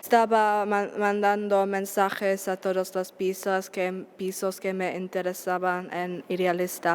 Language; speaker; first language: Spanish; non-native, fluent; English